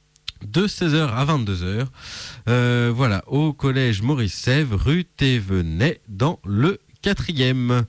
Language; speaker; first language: French; native; French